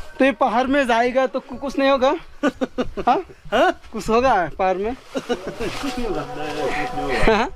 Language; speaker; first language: Hindi; non-native, learner; Bangla